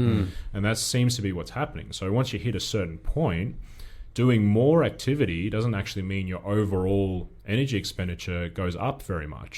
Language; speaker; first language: English; native; English